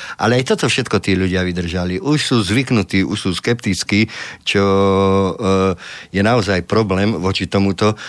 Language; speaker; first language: Slovak; native; Slovak